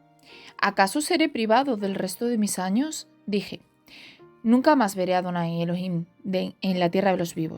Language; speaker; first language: Spanish; native; Spanish